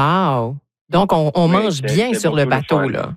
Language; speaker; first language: French; native; French